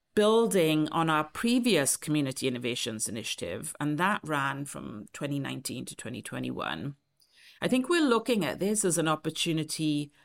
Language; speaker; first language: English; native; English